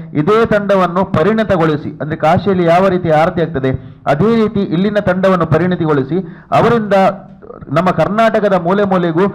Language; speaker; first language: Kannada; non-native, local second language; Konkani